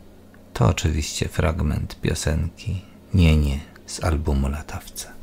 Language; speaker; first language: Polish; native; Polish